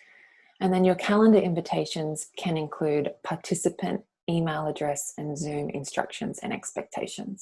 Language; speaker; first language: English; native; English